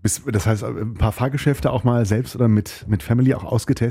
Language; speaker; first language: German; native; German